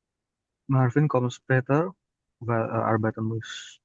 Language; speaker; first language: German; non-native, learner; Indonesian